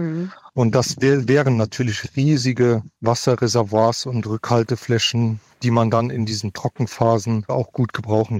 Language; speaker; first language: German; native; German